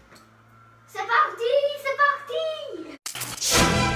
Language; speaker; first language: French; non-native, learner; Italian